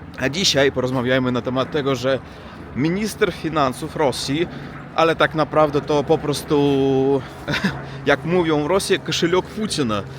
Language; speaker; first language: Polish; non-native, learner; Russian